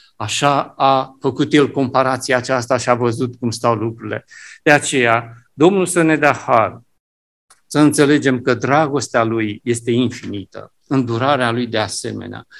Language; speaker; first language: Romanian; native; Romanian